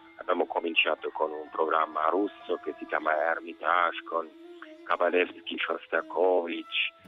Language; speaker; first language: Italian; non-native, fluent; German